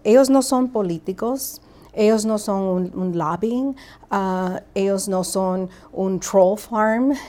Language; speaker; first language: Spanish; early bilingual, heritage; Spanish